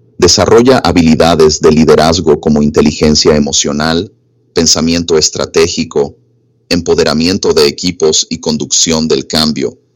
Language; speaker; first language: Spanish; non-native, fluent; English